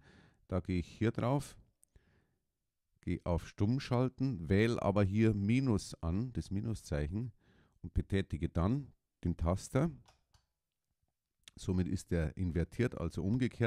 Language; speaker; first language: German; native; German